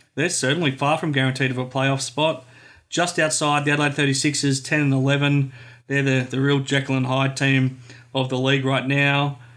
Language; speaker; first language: English; native; English